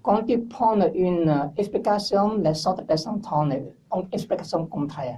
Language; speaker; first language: French; non-native, learner; English